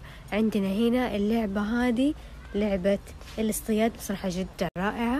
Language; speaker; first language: Arabic; native; Arabic